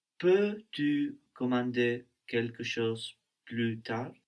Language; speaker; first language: French; non-native, learner; Spanish